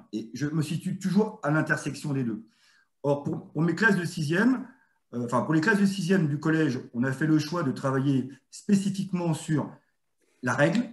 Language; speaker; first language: French; native; French